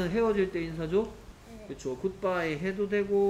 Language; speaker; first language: Korean; native; Korean